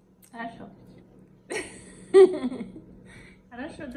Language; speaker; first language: Russian; native; Russian